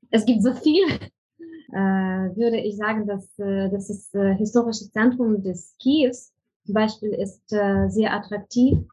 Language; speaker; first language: German; non-native, fluent; Ukrainian